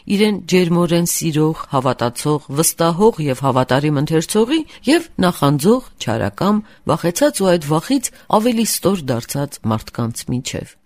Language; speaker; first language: Armenian; native; Armenian